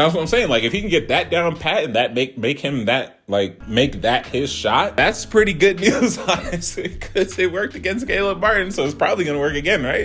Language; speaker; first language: English; native; English